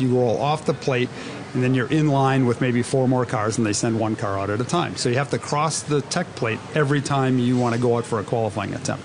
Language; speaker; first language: English; native; English